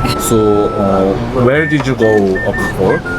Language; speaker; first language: English; non-native, learner; Korean